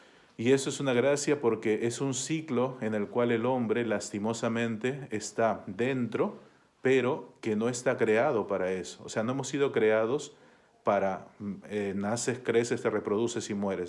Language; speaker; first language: Spanish; native; Spanish